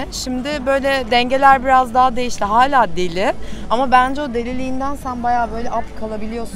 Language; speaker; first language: Turkish; native; Turkish